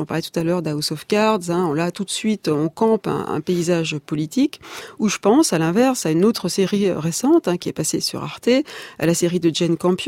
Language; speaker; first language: French; native; French